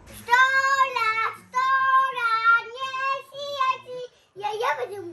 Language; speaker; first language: Polish; early bilingual, heritage; Polish